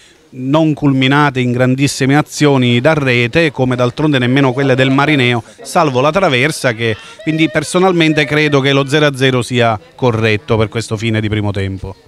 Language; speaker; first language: Italian; native; Italian